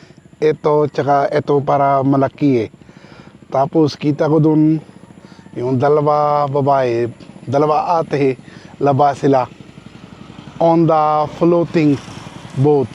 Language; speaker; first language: Filipino; non-native, learner; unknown